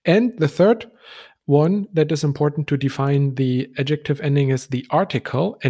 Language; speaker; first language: English; non-native, fluent; German